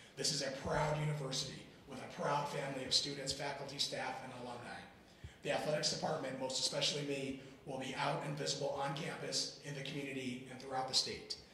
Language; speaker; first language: English; native; English